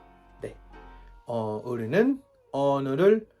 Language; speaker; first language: Korean; non-native, learner; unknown